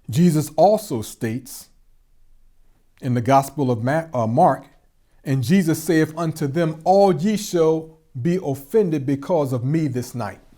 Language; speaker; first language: English; native; English